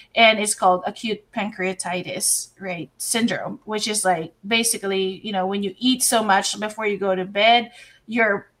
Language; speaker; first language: English; non-native, local second language; Filipino